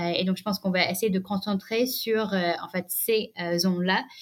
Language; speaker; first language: French; non-native, fluent; English